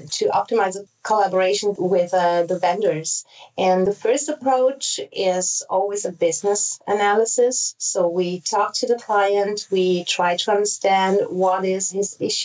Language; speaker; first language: English; non-native, fluent; Italian